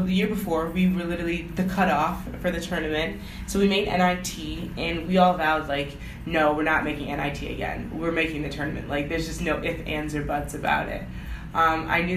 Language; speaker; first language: English; native; English